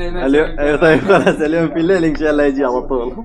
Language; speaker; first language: Arabic; non-native, learner; Bangla